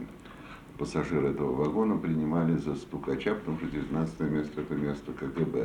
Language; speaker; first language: Russian; native; Russian